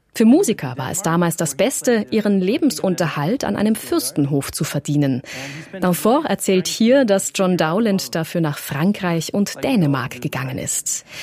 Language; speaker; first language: German; native; German